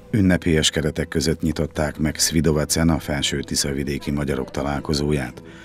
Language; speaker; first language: Hungarian; native; Hungarian